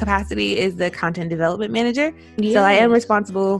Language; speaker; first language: English; native; English